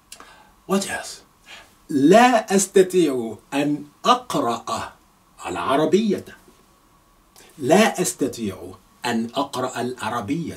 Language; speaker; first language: Arabic; non-native, fluent; Yoruba